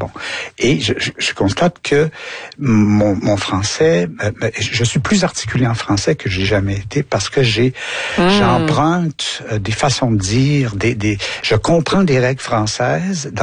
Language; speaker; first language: French; native; French